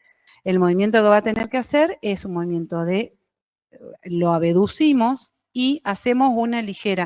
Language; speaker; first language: Spanish; native; Spanish